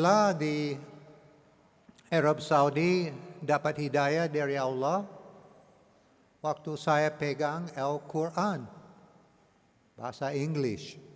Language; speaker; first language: Indonesian; non-native, learner; English